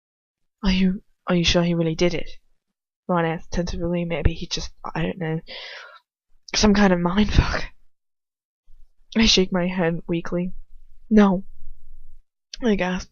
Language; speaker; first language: English; native; English